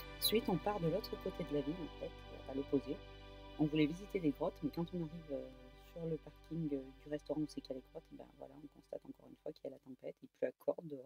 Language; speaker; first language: French; native; French